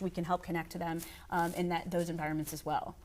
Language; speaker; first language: English; native; English